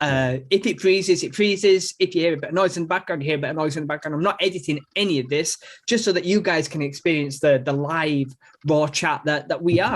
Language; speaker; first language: English; native; English